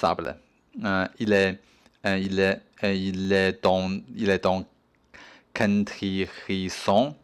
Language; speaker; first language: French; non-native, learner; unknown